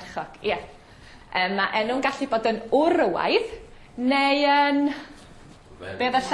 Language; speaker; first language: Welsh; native; Welsh